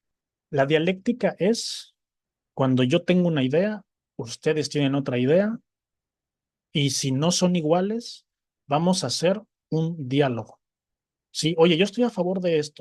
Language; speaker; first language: Spanish; native; Spanish